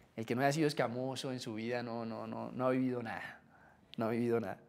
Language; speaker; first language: Spanish; native; Spanish